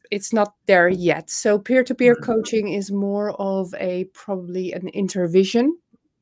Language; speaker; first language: English; non-native, fluent; Dutch